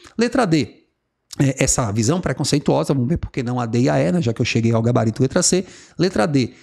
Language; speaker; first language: Portuguese; native; Portuguese